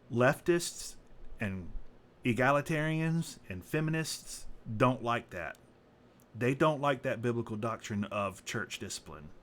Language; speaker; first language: English; native; English